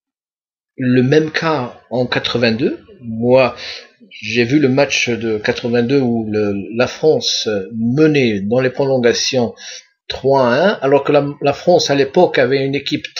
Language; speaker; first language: French; non-native, local second language; Arabic